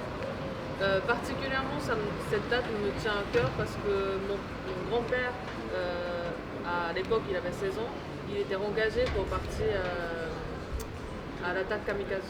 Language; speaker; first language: French; non-native, fluent; Japanese